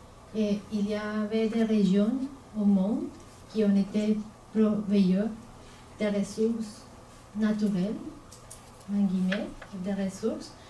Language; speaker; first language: French; non-native, fluent; Spanish